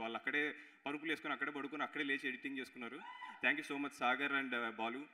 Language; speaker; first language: Telugu; native; Telugu